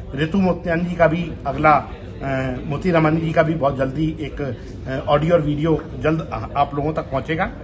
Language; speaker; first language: Hindi; non-native, local second language; Sindhi